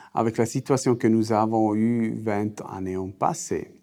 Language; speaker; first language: French; non-native, fluent; German